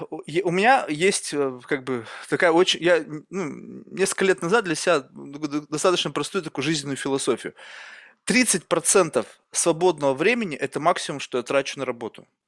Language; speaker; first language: Russian; native; Russian